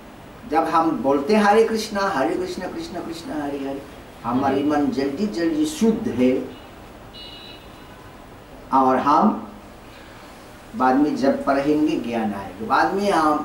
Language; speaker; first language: Hindi; non-native, learner; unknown